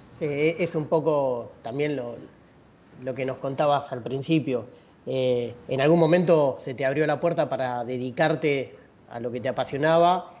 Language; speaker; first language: Spanish; native; Spanish